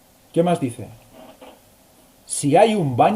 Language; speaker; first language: Spanish; native; Spanish